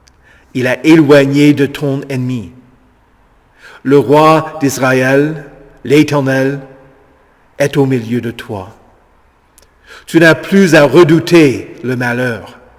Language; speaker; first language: French; native; French